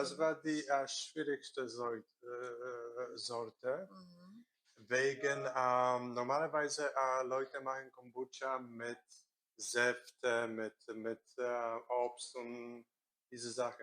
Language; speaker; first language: German; non-native, learner; Korean